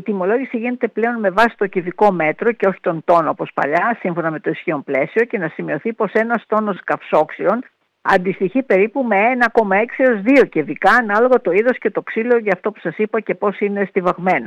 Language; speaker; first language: Greek; native; Greek